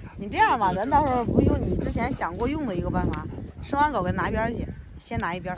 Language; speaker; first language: Chinese; native; Chinese